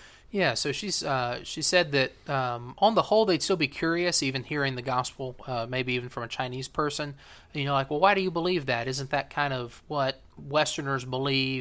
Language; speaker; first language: English; native; English